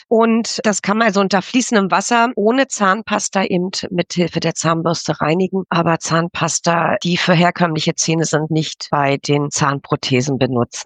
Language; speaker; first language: German; native; German